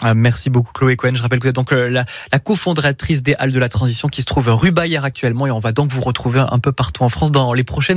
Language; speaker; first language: French; native; French